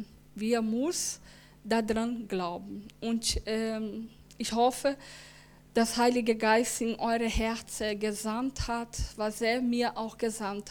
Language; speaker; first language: German; non-native, learner; Portuguese